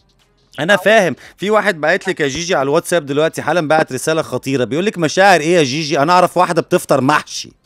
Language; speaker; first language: Arabic; native; Arabic